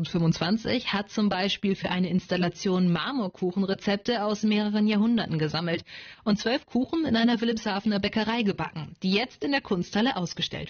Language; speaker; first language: German; native; German